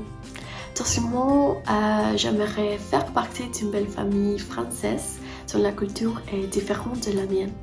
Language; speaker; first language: French; non-native, learner; Spanish